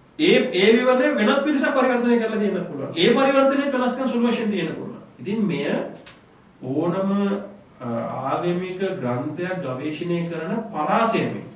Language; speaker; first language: Sinhala; non-native, local second language; Tamil